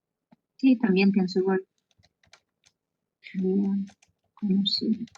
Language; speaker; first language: Spanish; non-native, learner; Russian